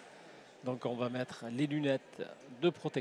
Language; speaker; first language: French; native; French